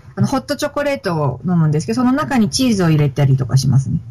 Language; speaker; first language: Japanese; native; Japanese